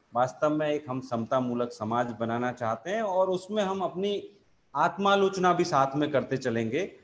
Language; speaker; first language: Hindi; native; Hindi